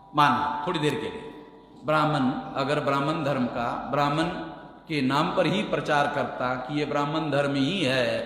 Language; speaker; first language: Hindi; non-native, local second language; Marathi